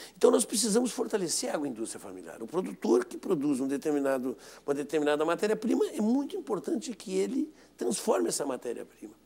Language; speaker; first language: Portuguese; native; Portuguese